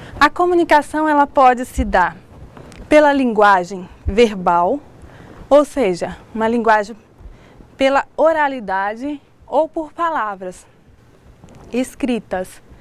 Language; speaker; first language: Portuguese; native; Portuguese